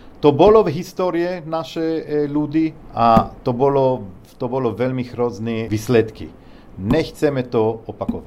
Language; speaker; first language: Czech; non-native, learner; Hebrew